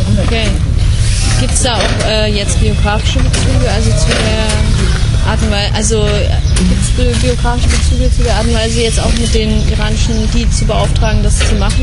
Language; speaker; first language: German; native; German